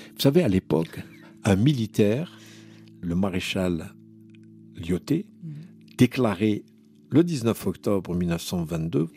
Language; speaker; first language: French; non-native, local second language; Arabic